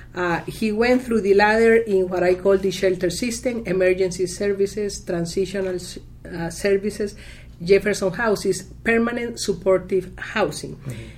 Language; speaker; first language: English; non-native, fluent; Spanish